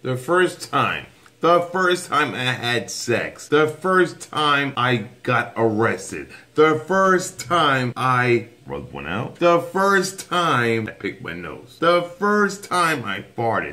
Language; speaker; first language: English; native; English